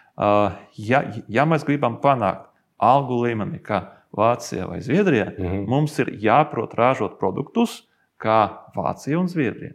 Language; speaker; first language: Latvian; non-native, local second language; Russian